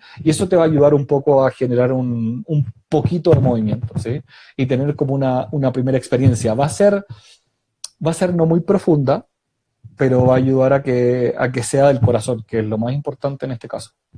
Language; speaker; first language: Spanish; native; Spanish